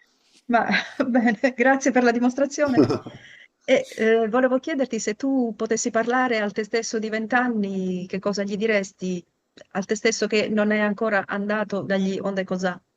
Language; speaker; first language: Italian; native; Italian